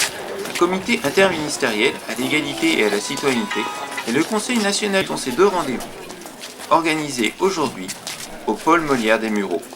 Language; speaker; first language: French; native; French